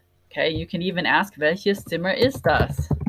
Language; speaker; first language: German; non-native, fluent; English